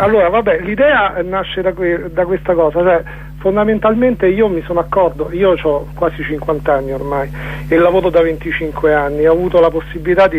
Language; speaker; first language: Italian; native; Italian